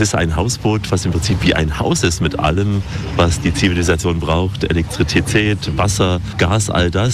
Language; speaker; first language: German; native; German